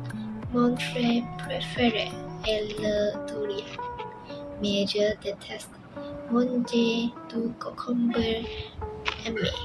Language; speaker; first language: French; non-native, learner; Chinese